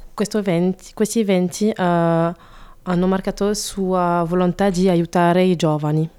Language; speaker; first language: Italian; non-native, learner; French